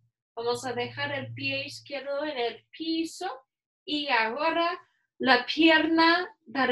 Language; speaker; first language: Spanish; non-native, learner; English